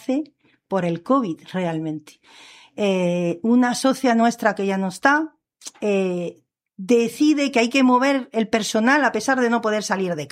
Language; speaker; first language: Spanish; non-native, fluent; French